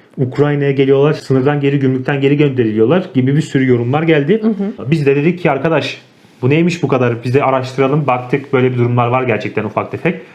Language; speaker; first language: Turkish; native; Turkish